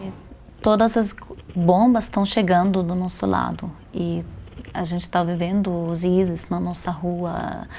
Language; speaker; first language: Portuguese; non-native, fluent; Arabic